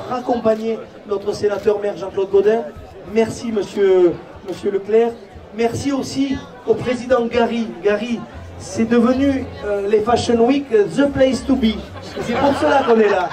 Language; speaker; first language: French; native; French